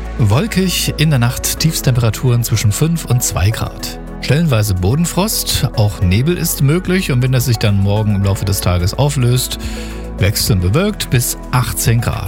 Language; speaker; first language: German; native; German